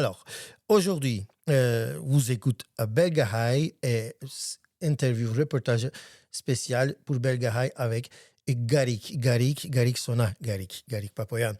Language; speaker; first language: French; non-native, learner; Armenian